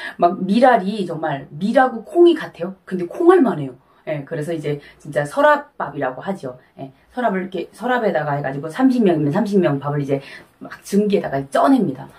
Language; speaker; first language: Korean; native; Korean